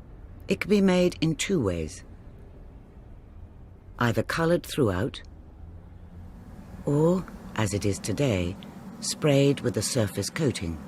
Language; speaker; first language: English; native; English